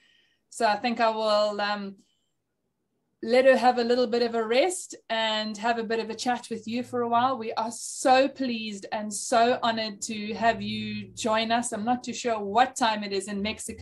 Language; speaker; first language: English; native; English